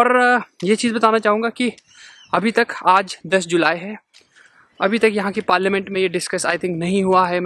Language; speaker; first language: Hindi; native; Hindi